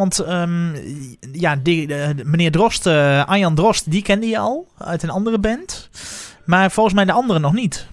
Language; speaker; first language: Dutch; native; Dutch